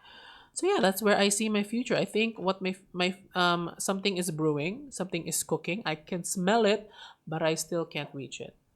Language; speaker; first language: English; non-native, local second language; Filipino